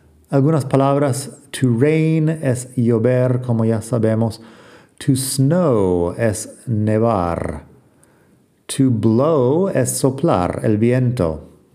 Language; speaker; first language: Spanish; non-native, fluent; English